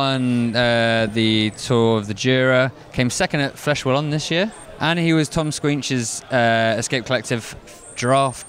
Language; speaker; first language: English; native; English